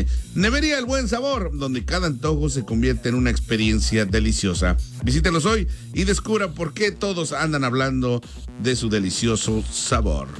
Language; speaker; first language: Spanish; native; Spanish